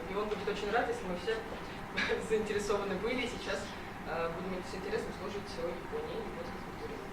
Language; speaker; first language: Russian; native; Russian